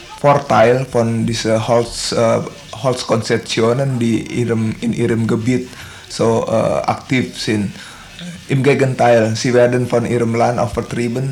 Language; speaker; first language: German; non-native, learner; Indonesian